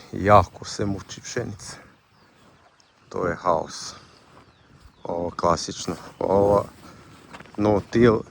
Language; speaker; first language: Croatian; native; Croatian